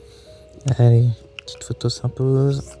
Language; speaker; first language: French; native; French